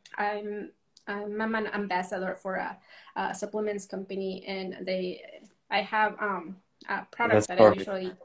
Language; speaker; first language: English; non-native, fluent; Spanish